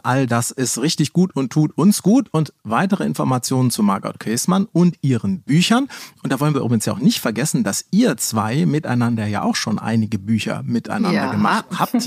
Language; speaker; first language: German; native; German